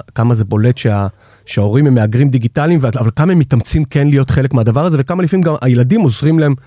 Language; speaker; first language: Hebrew; native; Hebrew